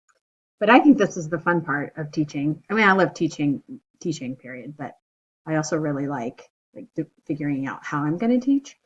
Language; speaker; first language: English; native; English